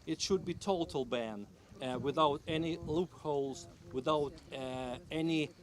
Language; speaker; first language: English; non-native, fluent; Ukrainian